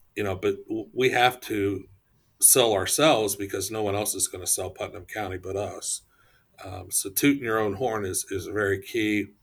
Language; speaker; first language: English; native; English